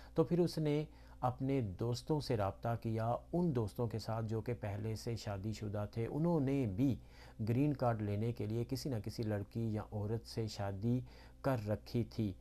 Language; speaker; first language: Urdu; native; Urdu